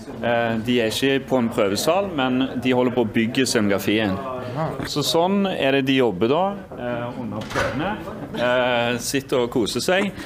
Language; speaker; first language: Norwegian; native; Norwegian